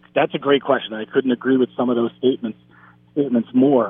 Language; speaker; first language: English; native; English